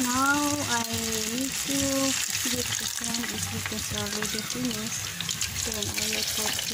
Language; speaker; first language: English; non-native, learner; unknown